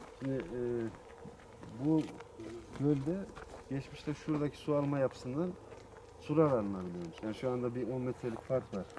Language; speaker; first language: Turkish; native; Turkish